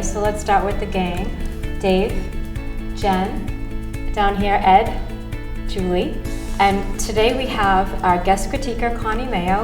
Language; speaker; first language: English; native; English